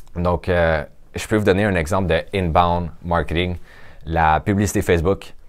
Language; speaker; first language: French; native; French